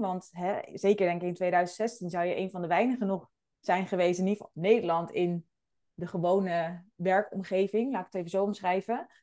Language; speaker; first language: Dutch; native; Dutch